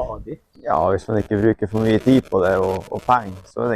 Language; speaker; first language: Norwegian; native; Norwegian